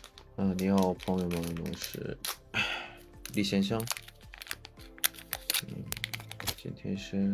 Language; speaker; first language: Chinese; non-native, learner; Korean